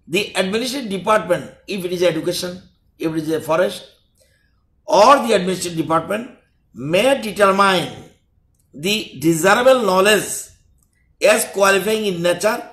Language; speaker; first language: English; non-native, local second language; Bangla